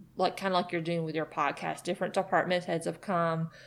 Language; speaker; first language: English; native; English